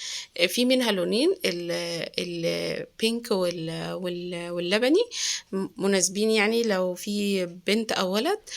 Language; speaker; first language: Arabic; native; Arabic